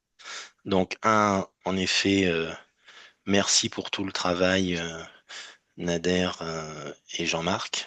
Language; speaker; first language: French; native; French